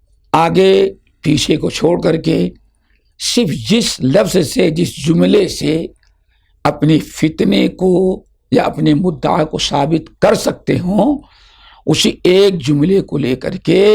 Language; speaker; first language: Urdu; native; Urdu